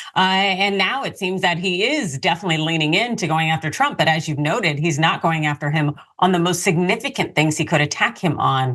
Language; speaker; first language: English; native; English